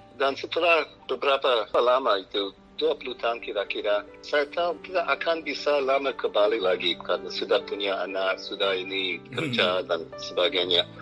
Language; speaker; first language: Indonesian; non-native, fluent; English